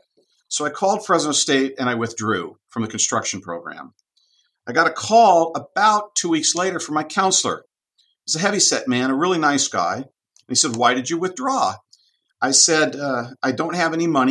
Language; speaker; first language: English; native; English